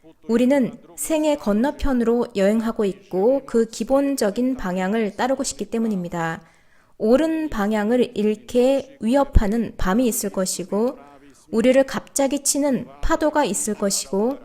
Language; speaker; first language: Korean; native; Korean